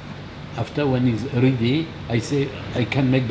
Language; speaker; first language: English; non-native, learner; French